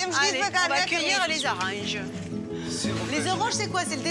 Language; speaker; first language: French; native; French